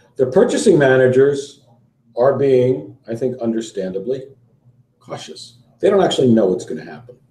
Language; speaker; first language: English; native; English